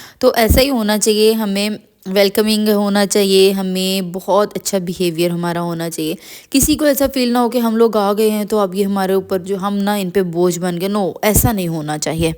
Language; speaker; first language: Urdu; native; Urdu